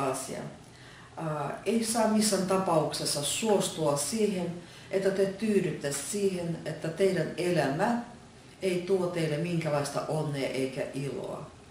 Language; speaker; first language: Finnish; non-native, fluent; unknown